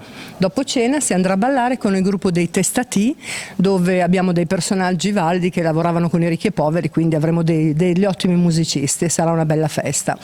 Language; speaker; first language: Italian; native; Italian